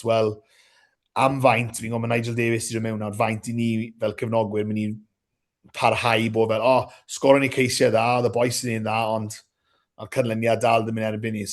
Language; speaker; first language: Welsh; native; Welsh